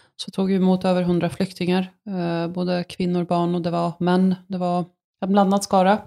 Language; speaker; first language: Swedish; early bilingual, other home language; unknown